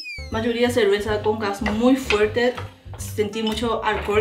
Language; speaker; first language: Spanish; non-native, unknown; Korean